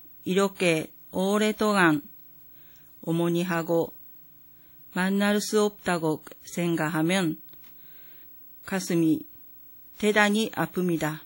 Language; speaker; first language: Korean; non-native, fluent; Japanese